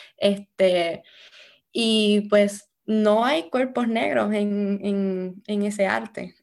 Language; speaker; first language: Spanish; native; Spanish